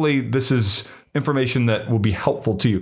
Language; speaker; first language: English; native; English